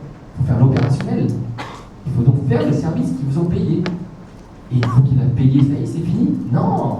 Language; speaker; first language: French; native; French